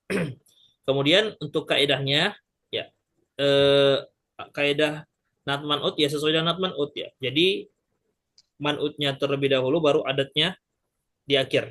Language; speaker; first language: Indonesian; native; Indonesian